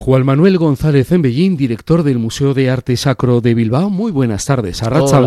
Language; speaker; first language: Spanish; native; Spanish